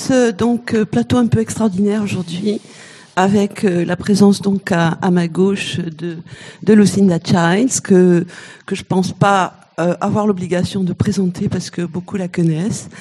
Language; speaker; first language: French; native; French